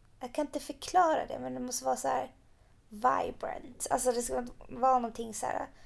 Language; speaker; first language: Swedish; early bilingual, other home language; Persian